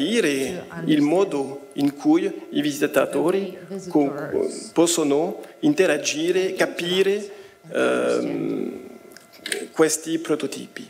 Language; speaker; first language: Italian; non-native, fluent; French